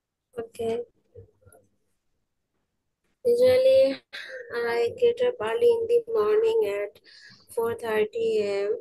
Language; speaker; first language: English; non-native, learner; Bangla